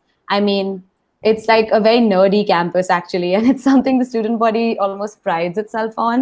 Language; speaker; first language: English; non-native, local second language; Hindi